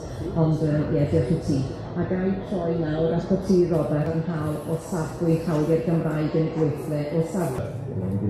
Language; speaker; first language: Welsh; native; Welsh